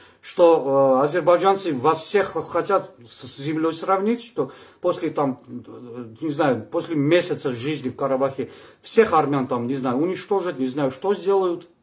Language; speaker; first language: Russian; non-native, local second language; Armenian